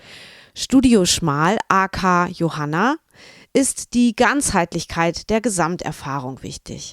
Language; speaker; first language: German; native; German